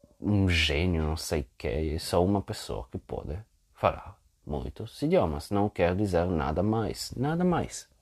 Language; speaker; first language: Portuguese; non-native, fluent; Italian